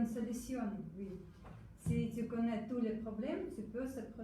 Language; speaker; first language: French; non-native, learner; Russian